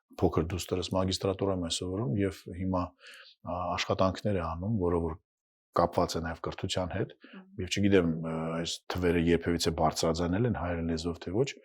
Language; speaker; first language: Armenian; non-native, fluent; Russian